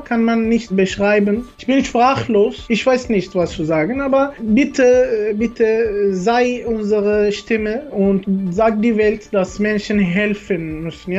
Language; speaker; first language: German; non-native, learner; Arabic